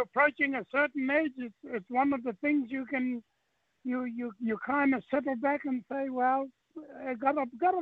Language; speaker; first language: English; non-native, local second language; Māori